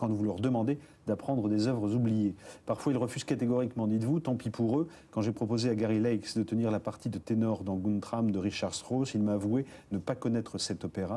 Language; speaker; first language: French; native; French